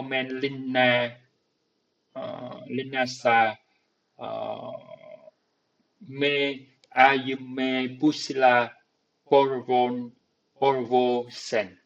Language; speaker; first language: Finnish; non-native, learner; Vietnamese